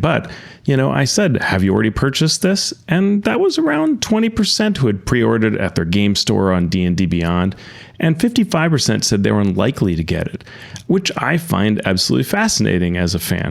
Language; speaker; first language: English; native; English